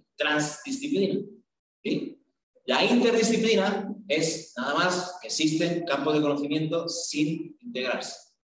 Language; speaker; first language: Spanish; native; Spanish